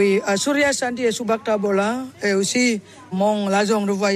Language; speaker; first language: French; non-native, learner; Balinese